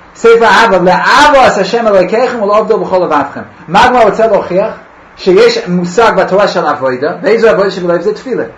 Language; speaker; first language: Hebrew; non-native, fluent; English